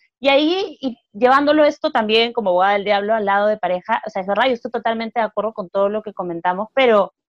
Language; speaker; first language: Spanish; native; Spanish